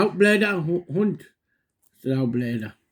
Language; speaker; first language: German; native; German